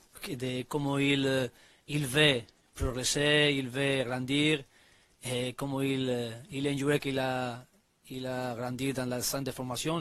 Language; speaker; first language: French; non-native, learner; Spanish